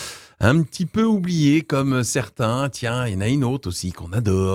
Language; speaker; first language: French; native; French